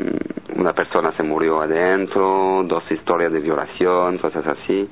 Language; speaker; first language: Spanish; non-native, fluent; French